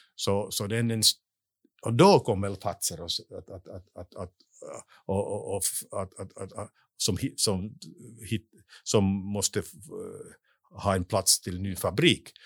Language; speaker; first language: Swedish; non-native, local second language; Finnish